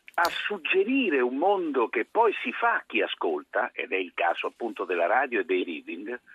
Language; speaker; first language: Italian; native; Italian